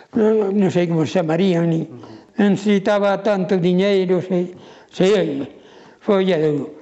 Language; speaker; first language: Galician; native; Galician